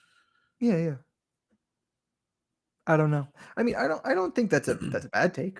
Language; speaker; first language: English; native; English